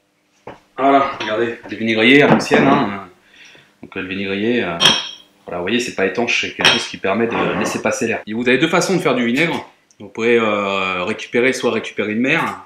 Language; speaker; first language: French; native; French